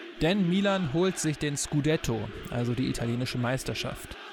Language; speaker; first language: German; native; German